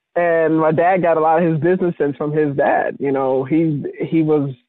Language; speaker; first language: English; native; English